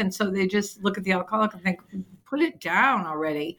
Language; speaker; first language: English; native; English